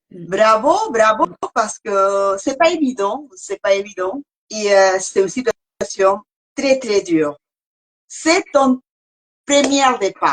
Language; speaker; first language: French; non-native, learner; Spanish